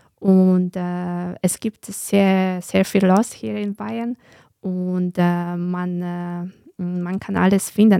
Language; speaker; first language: German; non-native, fluent; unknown